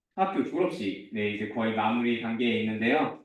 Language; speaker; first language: Korean; early bilingual, heritage; Korean